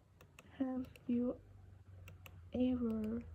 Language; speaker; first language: English; non-native, learner; Vietnamese